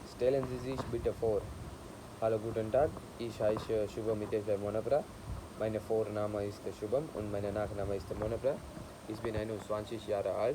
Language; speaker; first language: German; non-native, learner; Gujarati